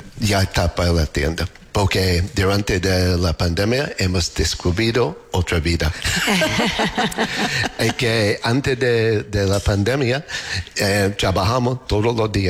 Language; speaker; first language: Spanish; non-native, learner; English